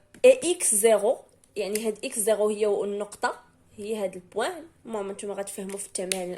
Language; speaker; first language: Arabic; native; Arabic